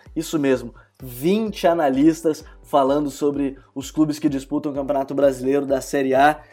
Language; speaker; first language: Portuguese; native; Portuguese